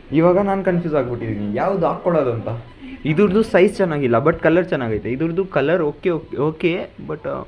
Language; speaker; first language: Kannada; non-native, local second language; Urdu